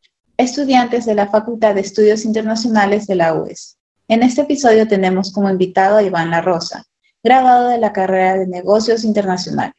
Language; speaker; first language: Spanish; native; Spanish